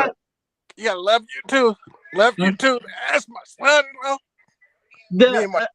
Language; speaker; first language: English; native; English